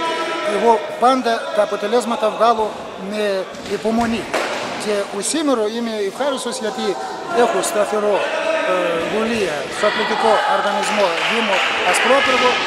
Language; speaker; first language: Greek; non-native, learner; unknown